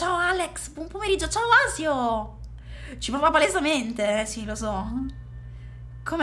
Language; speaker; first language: Italian; native; Italian